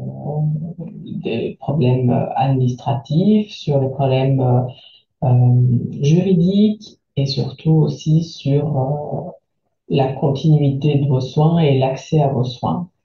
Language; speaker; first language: French; native; French